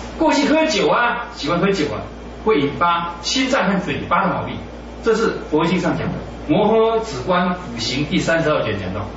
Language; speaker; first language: Chinese; native; Chinese